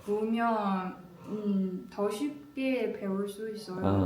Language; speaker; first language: Korean; non-native, learner; Chinese